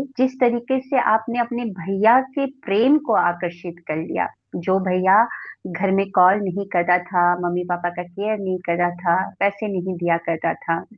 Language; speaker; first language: Hindi; native; Hindi